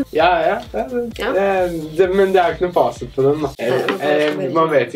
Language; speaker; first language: Norwegian; native; Norwegian